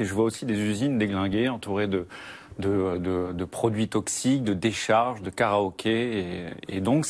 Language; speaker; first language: French; native; French